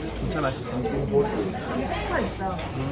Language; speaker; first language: Korean; non-native, learner; French